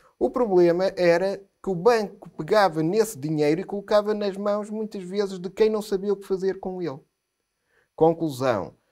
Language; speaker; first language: Portuguese; native; Portuguese